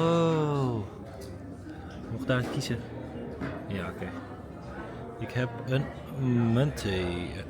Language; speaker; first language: Dutch; early bilingual, other home language; Filipino